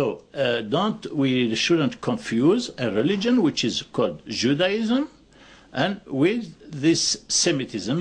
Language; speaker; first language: English; non-native, fluent; Arabic